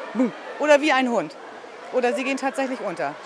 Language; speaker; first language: German; native; German